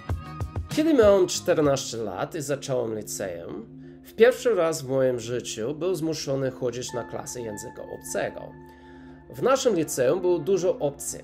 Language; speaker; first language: Polish; non-native, learner; English